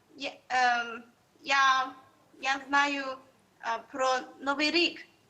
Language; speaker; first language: Ukrainian; non-native, learner; Chinese